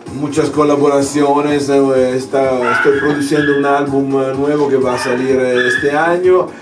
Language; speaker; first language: Spanish; non-native, learner; Italian